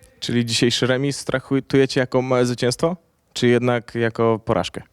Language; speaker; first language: Polish; native; Polish